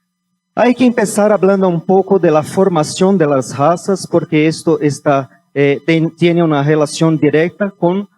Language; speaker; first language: Spanish; non-native, fluent; Portuguese